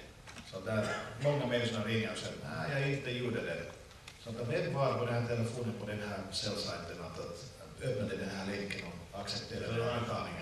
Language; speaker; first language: Swedish; non-native, local second language; Finnish